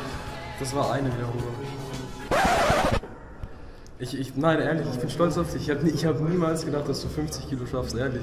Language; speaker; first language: German; native; German